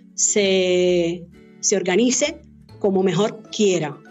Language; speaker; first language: Spanish; native; Spanish